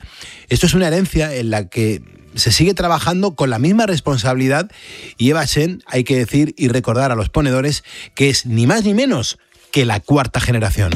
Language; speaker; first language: Spanish; native; Spanish